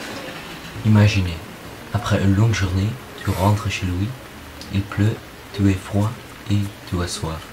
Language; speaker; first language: French; non-native, learner; Dutch